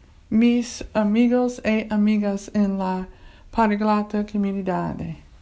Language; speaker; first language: Spanish; non-native, learner; English